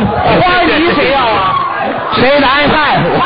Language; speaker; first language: Chinese; native; Chinese